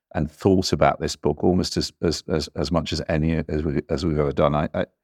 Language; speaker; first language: English; native; English